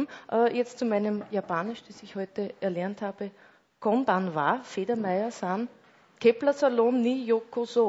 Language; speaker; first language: German; native; German